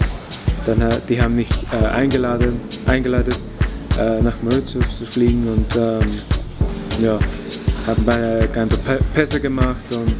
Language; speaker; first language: German; non-native, learner; English